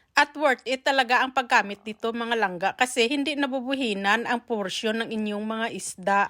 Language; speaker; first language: Filipino; non-native, local second language; Hiligaynon